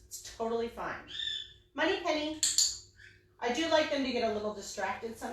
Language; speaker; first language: English; native; English